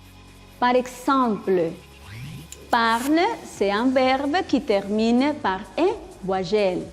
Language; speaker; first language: French; non-native, fluent; Spanish